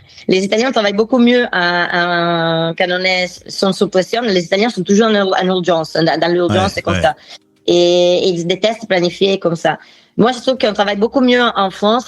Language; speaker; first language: French; non-native, fluent; Italian